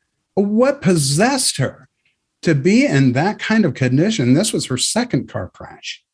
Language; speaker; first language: English; native; English